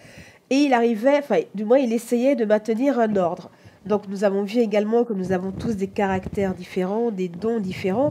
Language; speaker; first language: French; native; French